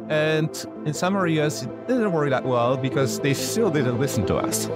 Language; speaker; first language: English; non-native, fluent; Polish